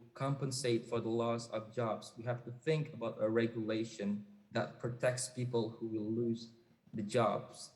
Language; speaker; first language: English; non-native, fluent; Indonesian